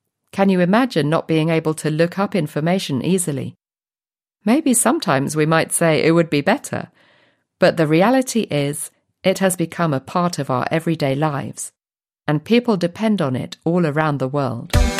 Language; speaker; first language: English; native; English